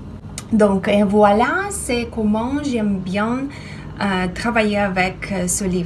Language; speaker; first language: French; non-native, fluent; Russian